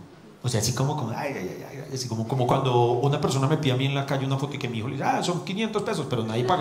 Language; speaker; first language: Spanish; native; Spanish